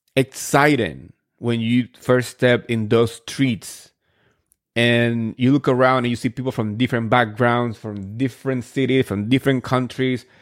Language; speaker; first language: English; non-native, fluent; Spanish